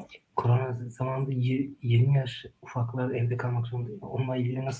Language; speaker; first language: Turkish; early bilingual, heritage; German